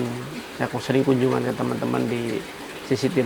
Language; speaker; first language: Indonesian; native; Indonesian